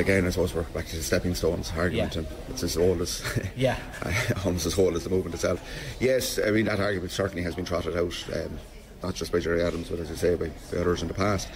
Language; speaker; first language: English; native; English